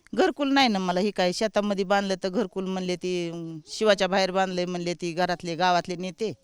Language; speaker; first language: Marathi; native; Marathi